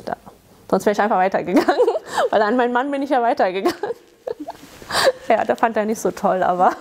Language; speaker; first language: German; early bilingual, other home language; Tamil